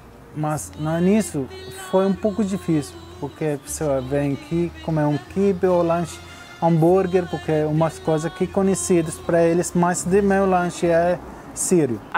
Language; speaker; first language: Portuguese; non-native, learner; Arabic